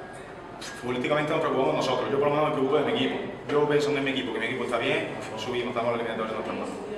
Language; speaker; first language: Spanish; native; Spanish